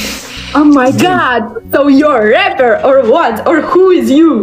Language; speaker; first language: English; non-native, learner; Russian